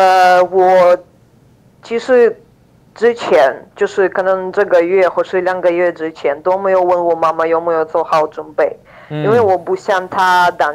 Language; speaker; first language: Chinese; non-native, fluent; Ukrainian